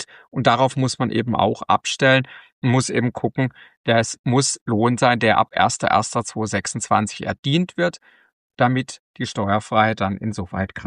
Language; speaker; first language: German; native; German